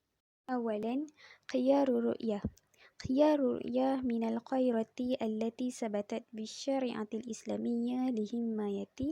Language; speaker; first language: Arabic; non-native, learner; Malay